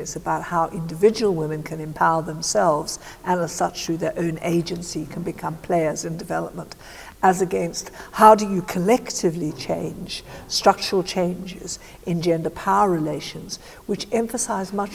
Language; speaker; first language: English; native; English